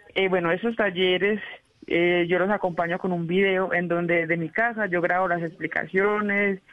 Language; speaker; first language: Spanish; native; Spanish